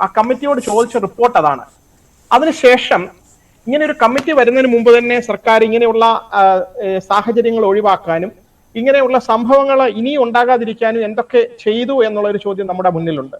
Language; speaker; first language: Malayalam; native; Malayalam